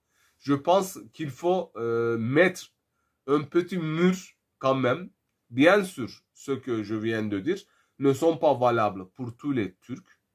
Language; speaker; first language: French; non-native, fluent; Turkish